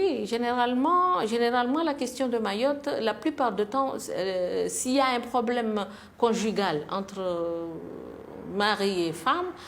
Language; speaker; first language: French; non-native, local second language; Comorian